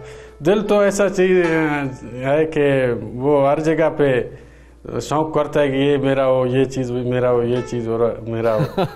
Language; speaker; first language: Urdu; non-native, local second language; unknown